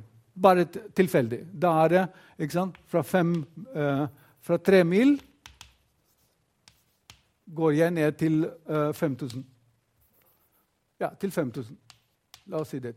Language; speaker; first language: Norwegian; non-native, fluent; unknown